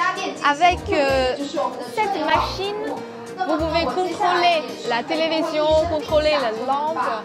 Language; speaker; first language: French; non-native, learner; Chinese